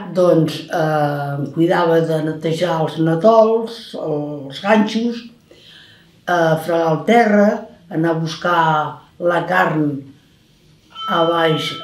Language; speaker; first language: Catalan; native; Catalan